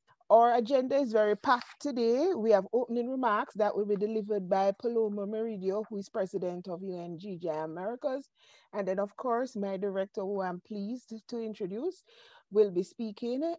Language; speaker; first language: English; native; English